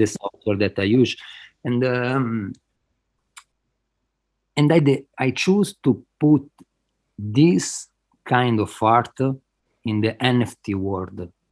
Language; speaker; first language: English; non-native, fluent; Spanish